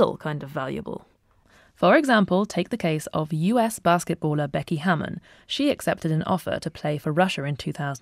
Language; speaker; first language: English; native; English